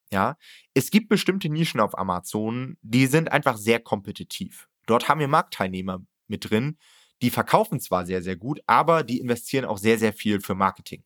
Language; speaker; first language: German; native; German